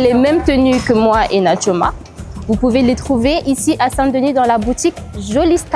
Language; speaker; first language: French; native; French